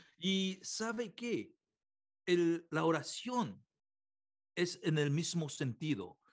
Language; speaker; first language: Spanish; non-native, fluent; Korean